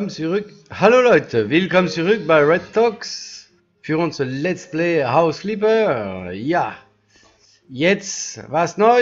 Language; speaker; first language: German; non-native, learner; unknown